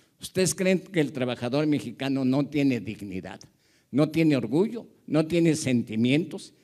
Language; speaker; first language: Spanish; early bilingual, other home language; Japanese